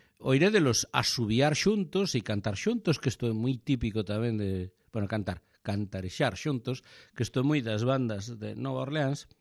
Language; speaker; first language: Galician; native; Galician